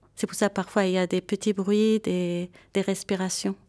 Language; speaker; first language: French; non-native, local second language; Armenian